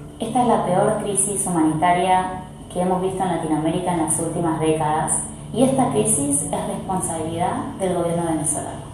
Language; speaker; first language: Spanish; native; Spanish